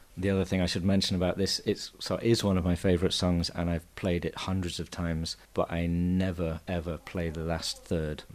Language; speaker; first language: English; native; English